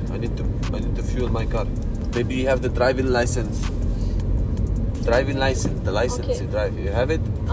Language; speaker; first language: English; non-native, learner; Russian